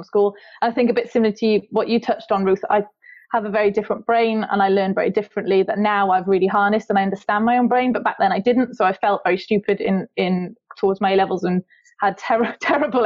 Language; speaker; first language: English; native; English